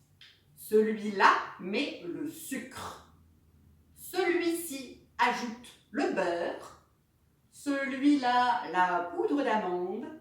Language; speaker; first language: French; native; French